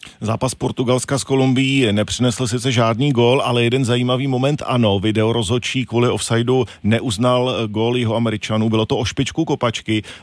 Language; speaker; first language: Czech; native; Czech